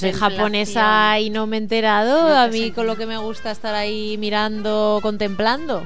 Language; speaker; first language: Spanish; native; Spanish